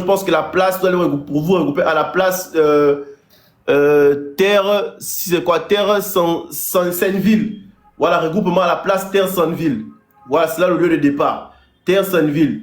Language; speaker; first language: French; native; French